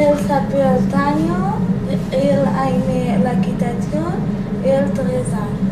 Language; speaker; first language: French; non-native, learner; Catalan